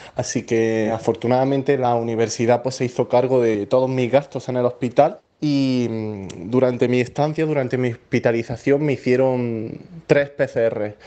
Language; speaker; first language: Spanish; native; Spanish